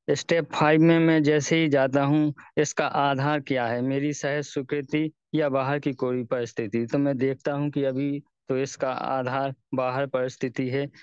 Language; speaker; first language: Hindi; native; Hindi